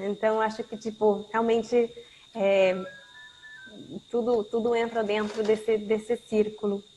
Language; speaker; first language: Portuguese; non-native, fluent; Spanish